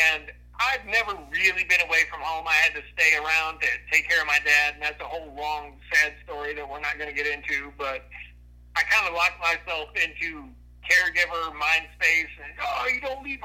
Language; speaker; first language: English; native; English